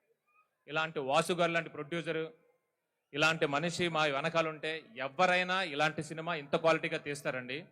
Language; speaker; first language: Telugu; native; Telugu